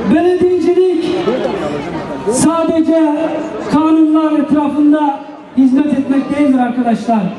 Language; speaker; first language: Turkish; native; Turkish